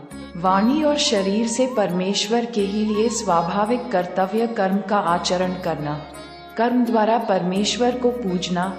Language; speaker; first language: Hindi; native; Hindi